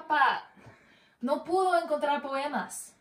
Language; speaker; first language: Spanish; non-native, learner; English